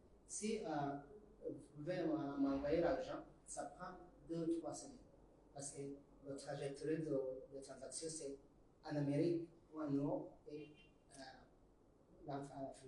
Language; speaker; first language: French; non-native, learner; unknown